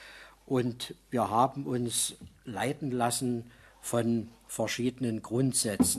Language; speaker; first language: German; native; German